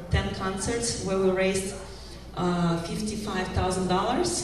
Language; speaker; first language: English; non-native, fluent; Ukrainian